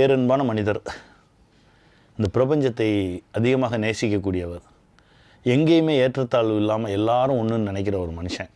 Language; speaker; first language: Tamil; native; Tamil